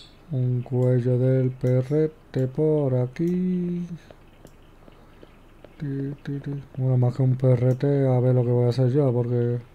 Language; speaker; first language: Spanish; native; Spanish